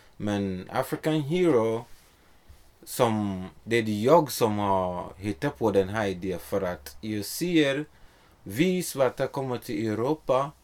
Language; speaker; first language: Swedish; non-native, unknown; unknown